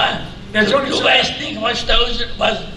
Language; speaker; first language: German; early bilingual, heritage; German